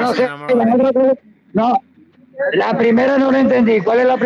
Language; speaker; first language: Spanish; native; Spanish